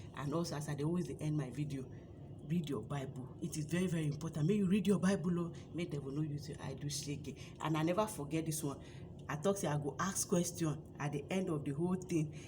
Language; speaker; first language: Nigerian Pidgin; native; Nigerian Pidgin